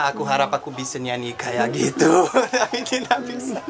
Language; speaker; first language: Indonesian; non-native, fluent; Portuguese